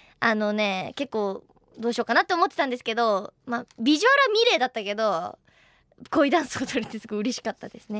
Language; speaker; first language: Japanese; native; Japanese